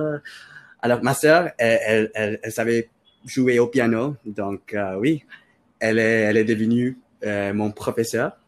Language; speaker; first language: French; non-native, fluent; Filipino